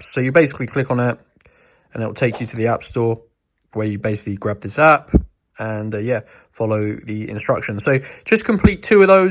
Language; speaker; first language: English; native; English